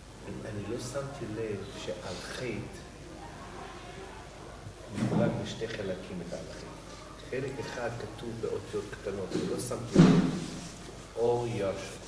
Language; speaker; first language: Hebrew; non-native, learner; English